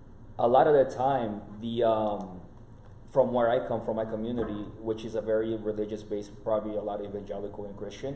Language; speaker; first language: English; non-native, fluent; Portuguese